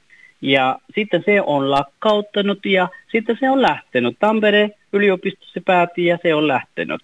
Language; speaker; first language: Finnish; non-native, fluent; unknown